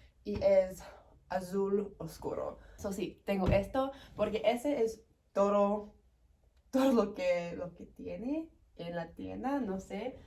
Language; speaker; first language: Spanish; non-native, learner; English